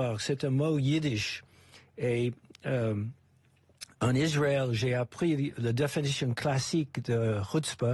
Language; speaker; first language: French; non-native, fluent; English